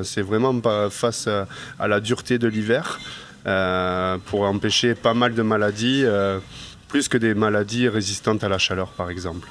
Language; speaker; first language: French; native; French